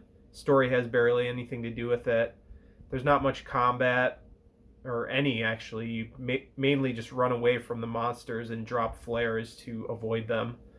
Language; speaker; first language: English; native; English